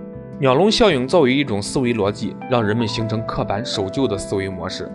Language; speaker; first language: Chinese; native; Chinese